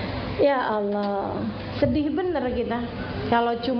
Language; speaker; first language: Indonesian; native; Indonesian